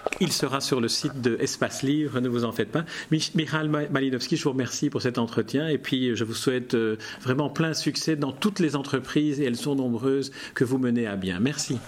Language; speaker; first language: French; native; French